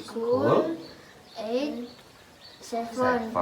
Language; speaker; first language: English; non-native, learner; Indonesian